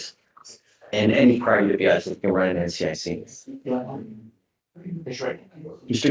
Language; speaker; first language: English; native; English